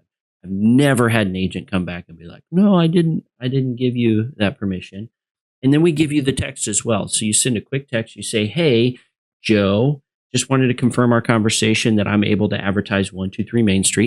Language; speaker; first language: English; native; English